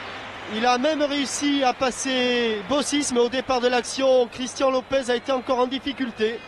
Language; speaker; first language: French; native; French